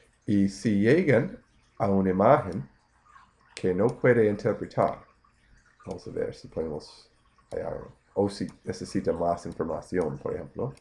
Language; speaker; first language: Spanish; non-native, fluent; English